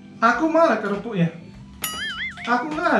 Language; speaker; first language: Indonesian; native; Indonesian